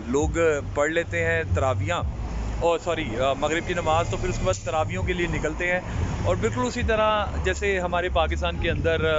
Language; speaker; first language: Urdu; native; Urdu